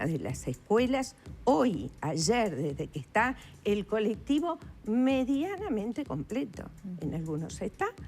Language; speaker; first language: Spanish; native; Spanish